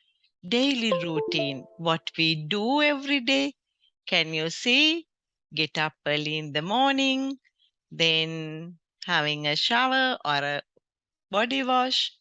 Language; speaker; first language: English; non-native, local second language; Sinhala